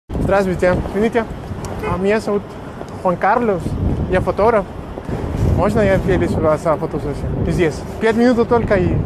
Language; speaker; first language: Russian; non-native, learner; Spanish